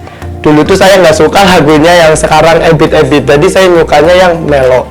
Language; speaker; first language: Indonesian; non-native, local second language; Javanese